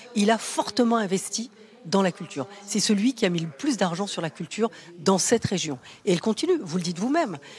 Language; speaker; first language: French; native; French